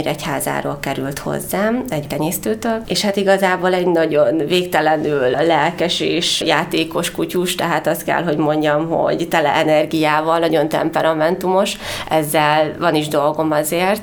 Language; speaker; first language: Hungarian; native; Hungarian